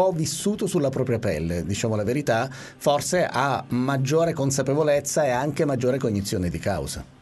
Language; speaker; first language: Italian; native; Italian